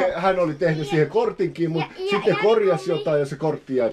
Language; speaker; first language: Finnish; native; Finnish